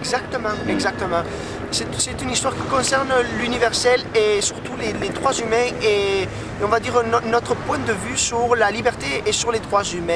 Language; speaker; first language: French; non-native, fluent; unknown